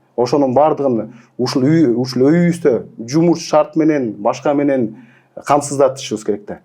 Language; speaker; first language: Kyrgyz; native; Kyrgyz